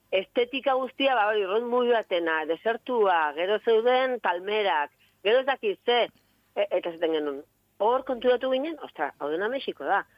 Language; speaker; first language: Basque; native; Basque